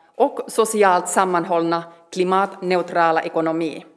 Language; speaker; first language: Swedish; non-native, learner; Finnish